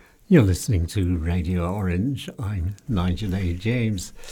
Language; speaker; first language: English; native; English